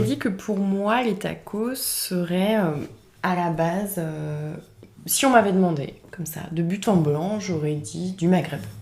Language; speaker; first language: French; native; French